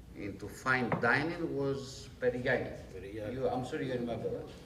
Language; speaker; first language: English; non-native, fluent; Greek